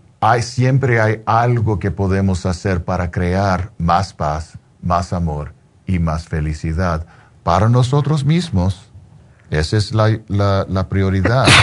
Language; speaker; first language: Spanish; early bilingual, heritage; Spanish